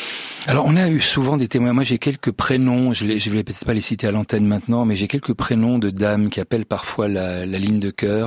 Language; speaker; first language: French; native; French